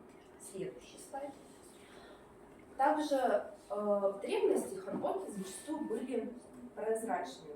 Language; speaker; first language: Russian; native; Russian